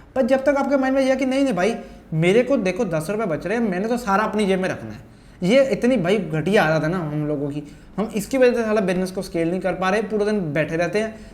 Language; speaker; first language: Hindi; native; Hindi